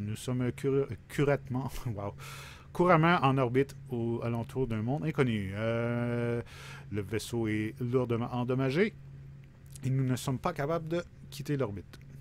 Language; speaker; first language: French; native; French